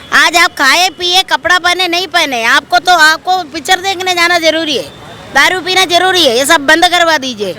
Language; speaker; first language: Hindi; non-native, local second language; Malayalam